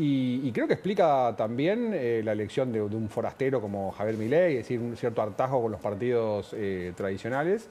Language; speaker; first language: Spanish; native; Spanish